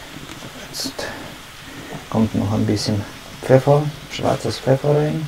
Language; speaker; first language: German; non-native, fluent; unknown